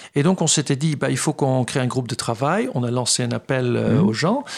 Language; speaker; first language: French; non-native, fluent; Dutch